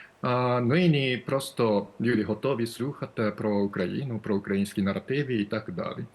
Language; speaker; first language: Ukrainian; non-native, fluent; Japanese